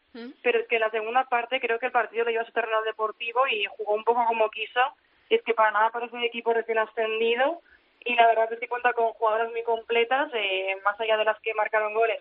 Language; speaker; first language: Spanish; native; Spanish